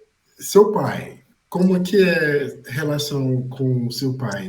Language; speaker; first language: Portuguese; non-native, fluent; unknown